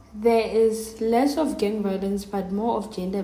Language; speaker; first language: English; non-native, local second language; Northern Sotho